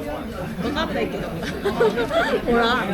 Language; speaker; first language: Korean; non-native, learner; Japanese